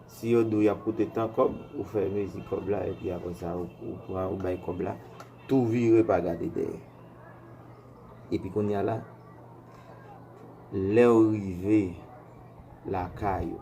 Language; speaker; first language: French; non-native, learner; Haitian Creole